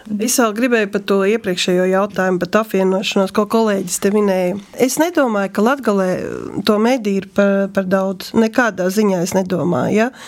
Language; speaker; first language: Latvian; native; Latvian